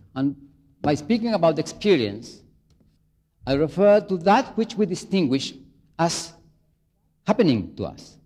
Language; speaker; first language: English; non-native, fluent; Spanish